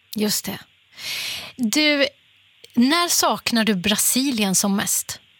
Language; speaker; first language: Swedish; native; Swedish